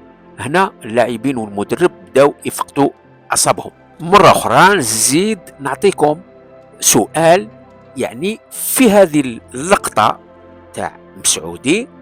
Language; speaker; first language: Arabic; non-native, local second language; Kabyle